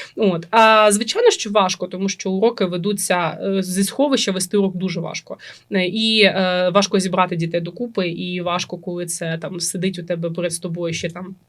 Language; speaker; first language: Ukrainian; native; Ukrainian